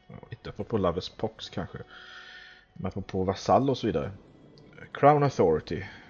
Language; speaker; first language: Swedish; native; Swedish